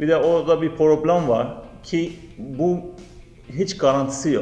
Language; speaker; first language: Turkish; non-native, learner; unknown